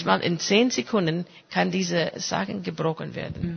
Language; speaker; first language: German; non-native, fluent; English